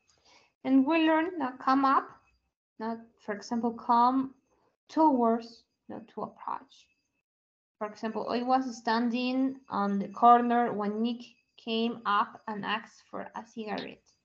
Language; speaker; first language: English; non-native, learner; Spanish